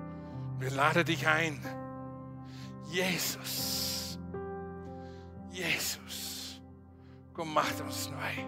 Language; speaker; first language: German; non-native, fluent; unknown